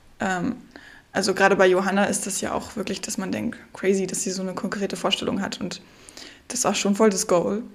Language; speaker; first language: German; native; German